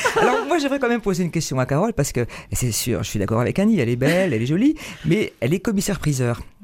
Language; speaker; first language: French; native; French